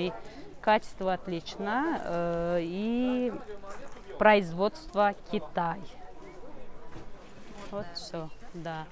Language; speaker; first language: Russian; non-native, learner; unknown